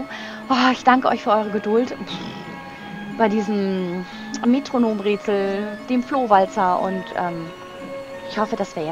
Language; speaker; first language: German; native; German